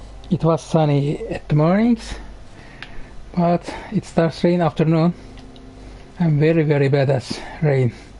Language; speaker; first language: English; non-native, fluent; Turkish